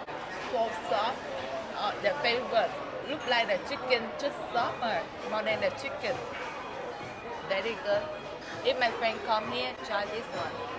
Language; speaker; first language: English; non-native, learner; Vietnamese